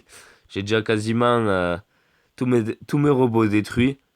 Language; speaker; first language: French; native; French